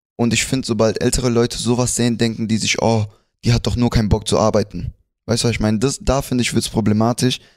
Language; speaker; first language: German; early bilingual, other home language; Spanish